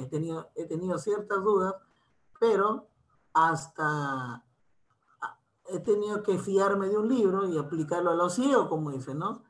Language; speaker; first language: Spanish; native; Spanish